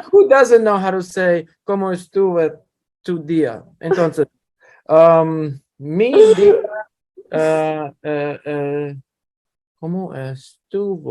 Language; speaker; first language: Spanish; non-native, learner; English